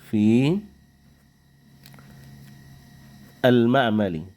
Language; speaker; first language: Arabic; non-native, fluent; Indonesian